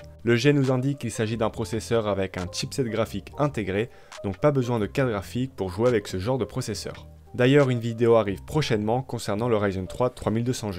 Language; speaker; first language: French; native; French